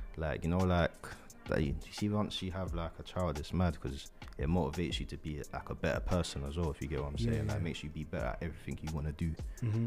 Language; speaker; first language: English; native; English